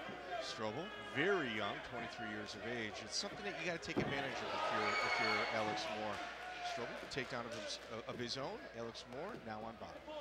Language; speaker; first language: English; native; English